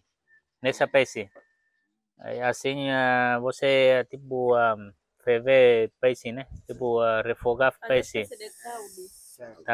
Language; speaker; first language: Portuguese; non-native, learner; Vietnamese